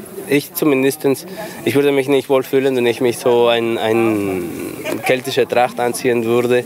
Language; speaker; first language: German; non-native, fluent; Spanish